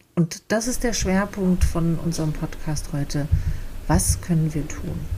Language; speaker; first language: German; native; German